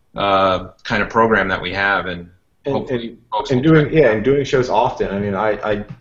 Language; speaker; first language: English; native; English